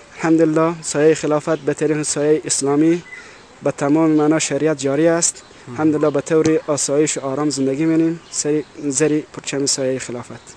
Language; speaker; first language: Persian; native; Persian